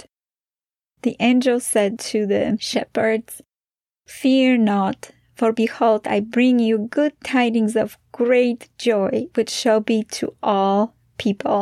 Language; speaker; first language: English; non-native, fluent; Polish